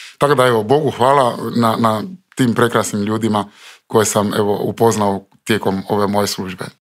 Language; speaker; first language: Croatian; non-native, fluent; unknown